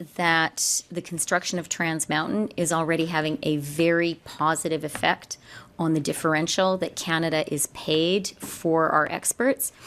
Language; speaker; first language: English; native; English